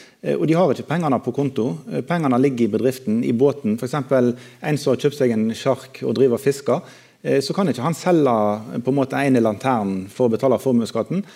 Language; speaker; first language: Norwegian; native; Norwegian